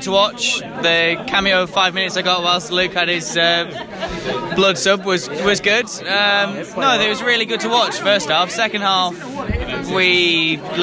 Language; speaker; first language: English; native; English